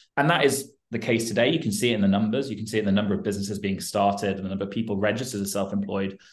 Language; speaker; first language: English; native; English